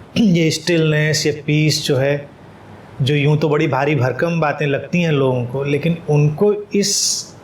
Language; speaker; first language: Hindi; native; Hindi